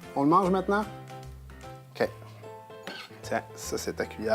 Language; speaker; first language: French; native; French